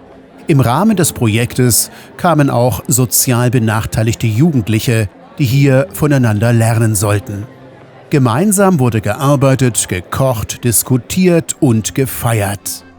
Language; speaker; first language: German; native; German